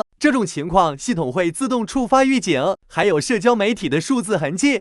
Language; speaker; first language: Chinese; native; Chinese